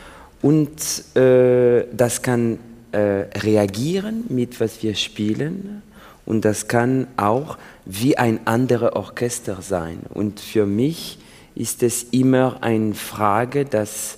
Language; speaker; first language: German; non-native, learner; French